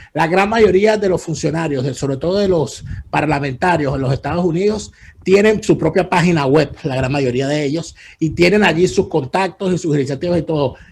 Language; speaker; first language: Spanish; native; Spanish